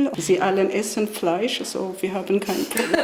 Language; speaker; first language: German; non-native, learner; Arabic